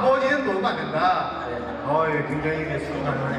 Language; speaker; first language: Korean; native; Korean